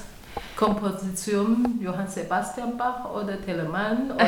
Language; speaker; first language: German; non-native, learner; Chinese